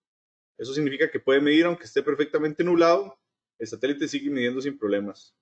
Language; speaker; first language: Spanish; native; Spanish